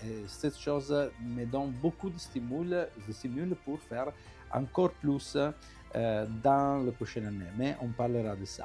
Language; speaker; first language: French; non-native, fluent; Italian